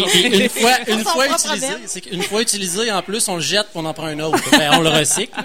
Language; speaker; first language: French; native; French